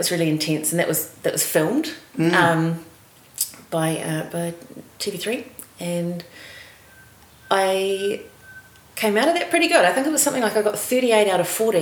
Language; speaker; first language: English; native; English